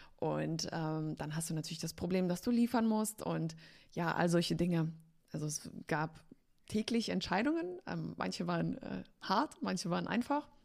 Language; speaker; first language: German; early bilingual, heritage; Polish